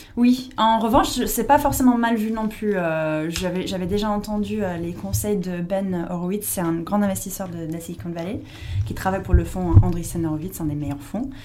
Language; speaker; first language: French; non-native, fluent; English